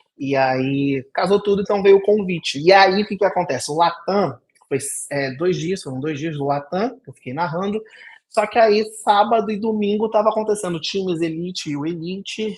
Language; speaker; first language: Portuguese; native; Portuguese